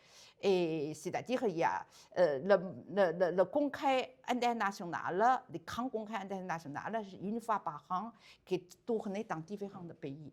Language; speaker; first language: French; non-native, learner; Chinese